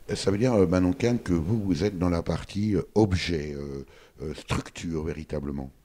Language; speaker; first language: French; native; French